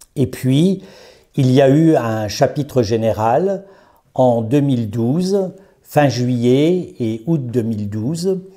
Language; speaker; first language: French; native; French